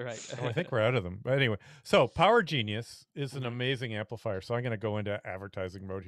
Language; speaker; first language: English; native; English